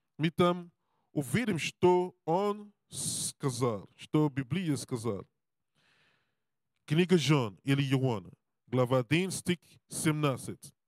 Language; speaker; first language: Russian; non-native, learner; Serbian